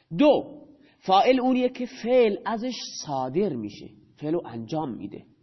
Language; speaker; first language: Persian; non-native, local second language; Baluchi